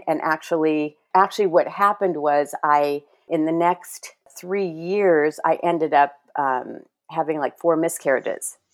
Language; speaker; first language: English; early bilingual, other home language; Spanish